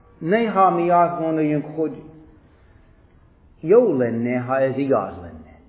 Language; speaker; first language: Hungarian; non-native, fluent; English